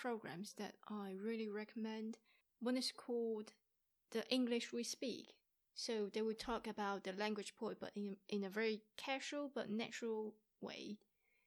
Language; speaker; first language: English; non-native, fluent; Chinese